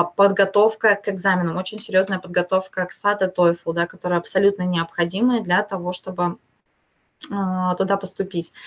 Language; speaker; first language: Russian; native; Russian